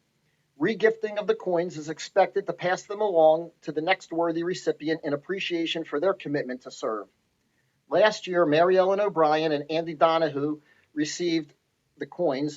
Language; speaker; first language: English; native; English